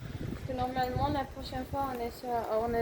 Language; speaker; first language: French; non-native, fluent; English